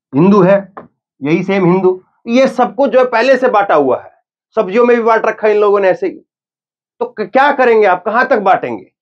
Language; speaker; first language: Hindi; native; Hindi